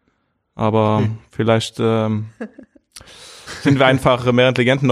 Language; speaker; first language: German; non-native, fluent; Norwegian